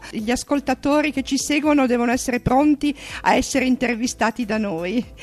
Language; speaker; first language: Italian; native; Italian